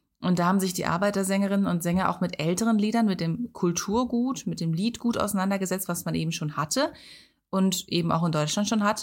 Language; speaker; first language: German; native; German